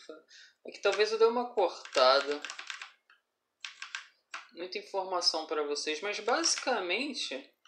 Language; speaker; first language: Portuguese; native; Portuguese